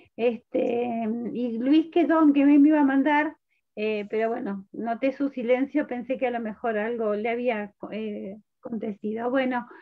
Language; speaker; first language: Spanish; native; Spanish